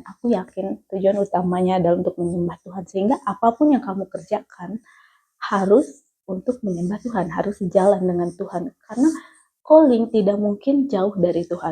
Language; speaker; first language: Indonesian; native; Indonesian